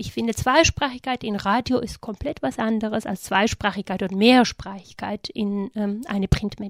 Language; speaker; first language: German; non-native, fluent; Georgian